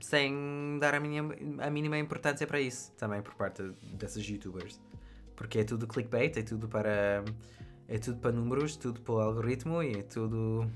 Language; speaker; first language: Portuguese; non-native, fluent; English